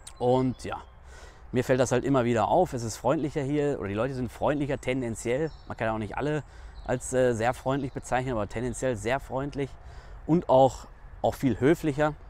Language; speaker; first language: German; native; German